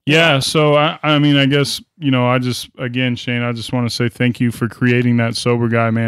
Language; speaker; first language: English; native; English